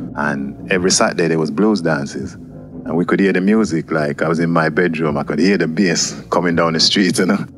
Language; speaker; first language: English; native; English